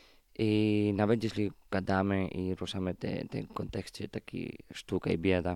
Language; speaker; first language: Polish; non-native, fluent; Spanish